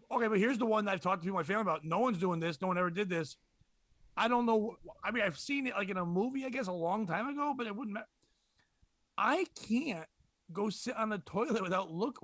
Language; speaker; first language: English; native; English